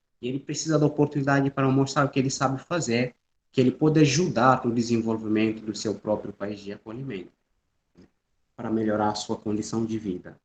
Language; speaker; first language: Portuguese; non-native, local second language; Upper Guinea Crioulo